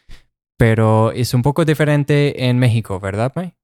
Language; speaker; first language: Spanish; non-native, fluent; English